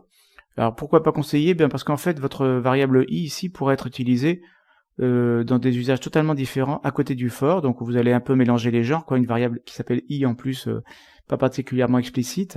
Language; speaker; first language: French; native; French